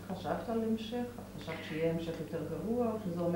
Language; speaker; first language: Hebrew; native; Hebrew